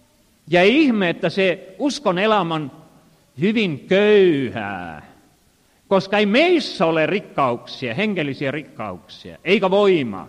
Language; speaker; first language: Finnish; non-native, fluent; Estonian